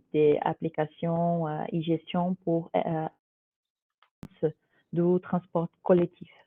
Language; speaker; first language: French; non-native, fluent; Portuguese